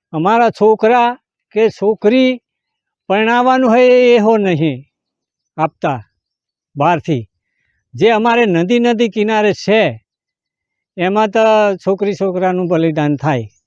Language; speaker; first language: Gujarati; non-native, local second language; Rathawi